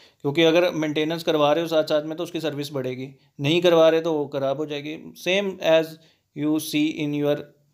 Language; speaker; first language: Hindi; native; Hindi